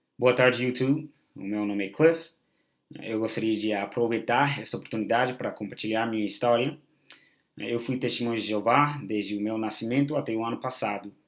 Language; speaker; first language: Portuguese; non-native, fluent; English